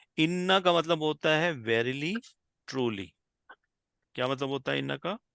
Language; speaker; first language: Urdu; native; Urdu